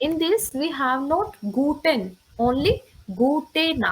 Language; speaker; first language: English; non-native, local second language; Hindi